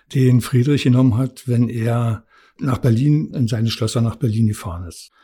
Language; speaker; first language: German; native; German